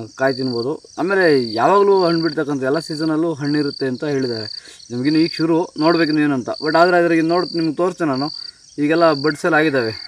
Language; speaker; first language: Kannada; native; Kannada